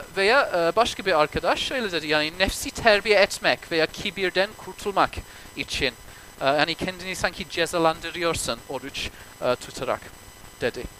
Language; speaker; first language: Turkish; non-native, fluent; English